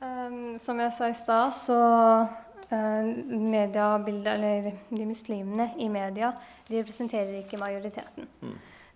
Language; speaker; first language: Norwegian; early bilingual, other home language; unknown